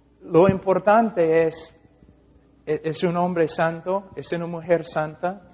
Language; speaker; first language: Spanish; non-native, fluent; English